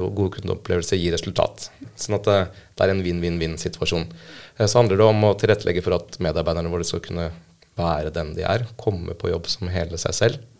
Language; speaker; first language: Norwegian; native; Norwegian